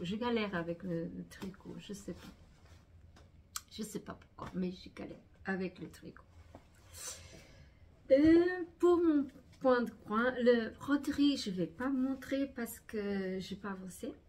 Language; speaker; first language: French; non-native, fluent; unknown